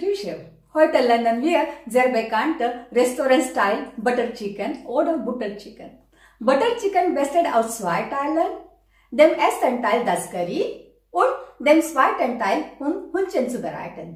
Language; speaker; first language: German; non-native, learner; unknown